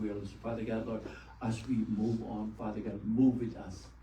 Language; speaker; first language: English; non-native, local second language; Filipino